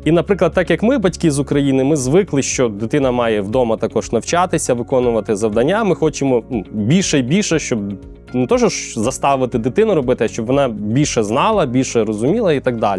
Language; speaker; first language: Ukrainian; native; Ukrainian